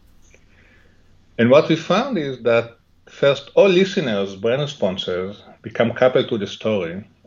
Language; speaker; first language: English; non-native, fluent; Hebrew